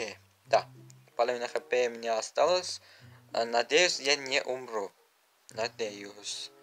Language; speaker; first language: Russian; non-native, learner; Uzbek